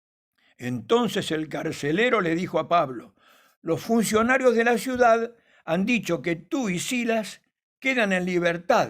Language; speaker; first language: Spanish; native; Spanish